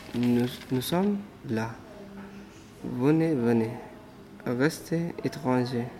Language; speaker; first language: French; non-native, learner; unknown